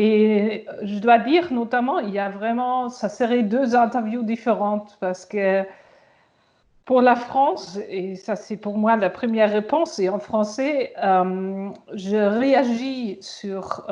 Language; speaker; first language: French; non-native, fluent; German